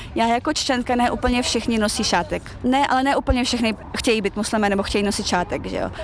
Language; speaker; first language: Czech; early bilingual, other home language; Chechen